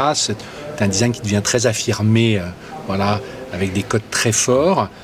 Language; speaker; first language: French; native; French